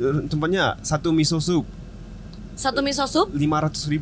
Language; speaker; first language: Indonesian; non-native, fluent; Japanese